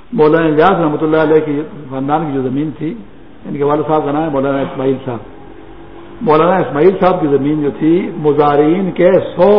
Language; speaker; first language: Urdu; non-native, local second language; Pashto